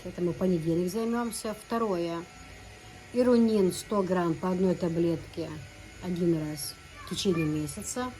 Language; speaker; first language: Russian; non-native, local second language; Chechen